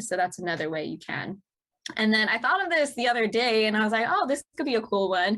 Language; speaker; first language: English; native; English